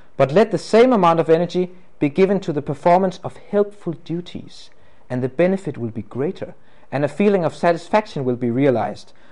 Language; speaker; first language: English; non-native, fluent; Danish